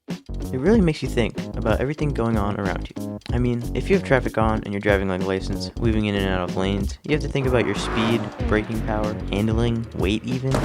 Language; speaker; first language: English; native; English